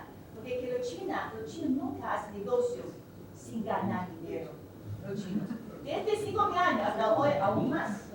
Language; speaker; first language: Spanish; non-native, learner; Chinese